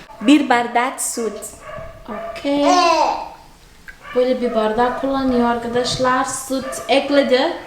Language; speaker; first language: Turkish; non-native, fluent; Portuguese